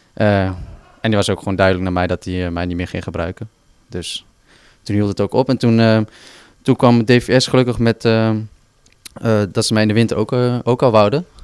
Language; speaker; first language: Dutch; native; Dutch